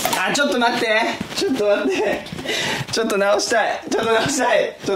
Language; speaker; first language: Japanese; native; Japanese